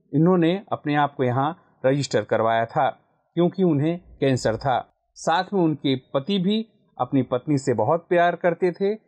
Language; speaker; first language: Hindi; non-native, local second language; Gujarati